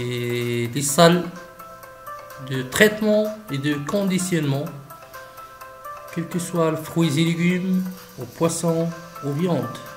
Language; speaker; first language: French; non-native, local second language; Arabic